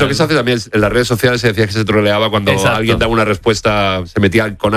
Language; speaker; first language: Spanish; native; Spanish